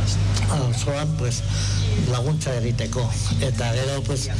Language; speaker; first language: Basque; non-native, local second language; Spanish